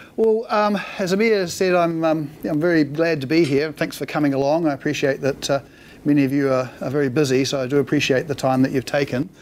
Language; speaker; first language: English; native; English